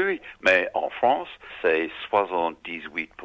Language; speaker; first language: French; non-native, learner; English